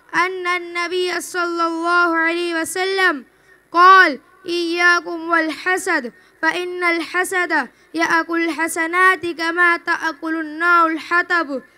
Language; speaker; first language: Arabic; non-native, learner; Urdu